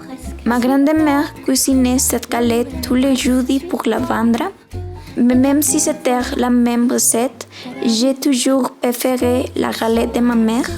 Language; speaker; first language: French; non-native, learner; Spanish